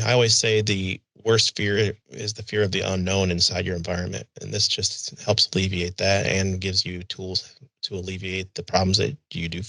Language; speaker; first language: English; native; English